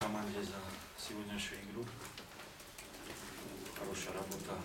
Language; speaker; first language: Russian; non-native, learner; Slovak